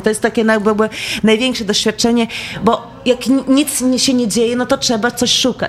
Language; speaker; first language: Polish; non-native, fluent; Latvian